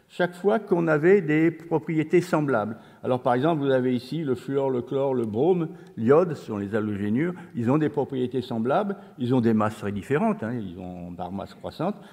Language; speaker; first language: French; native; French